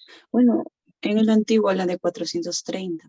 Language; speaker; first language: Spanish; native; Spanish